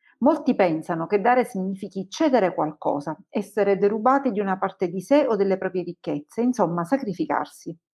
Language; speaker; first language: Italian; native; Italian